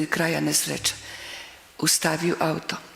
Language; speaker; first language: Slovenian; non-native, fluent; Polish